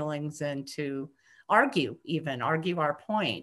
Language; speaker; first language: English; native; English